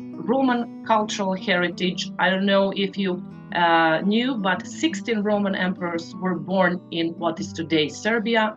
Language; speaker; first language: English; non-native, fluent; Serbian